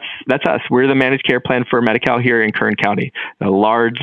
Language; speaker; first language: English; native; English